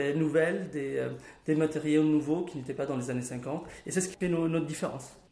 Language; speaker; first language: French; non-native, local second language; Arabic